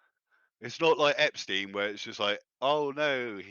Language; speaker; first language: English; native; English